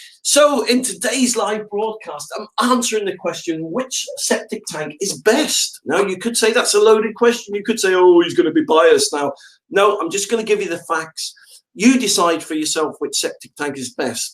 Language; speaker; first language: English; native; English